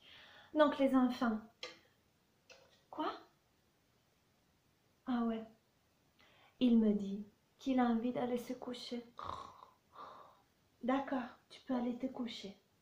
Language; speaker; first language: French; non-native, fluent; Italian